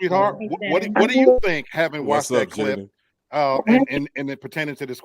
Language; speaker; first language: English; native; English